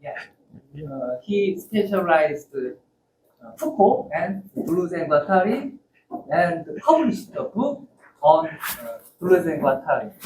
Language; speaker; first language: English; non-native, learner; Korean